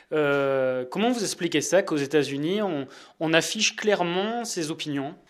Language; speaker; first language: French; native; French